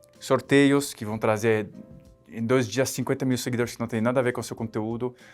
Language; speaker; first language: Portuguese; non-native, fluent; French